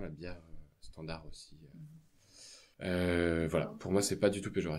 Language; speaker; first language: French; native; French